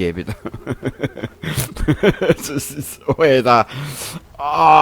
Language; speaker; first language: German; native; German